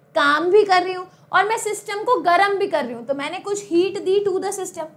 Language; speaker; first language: Hindi; native; Hindi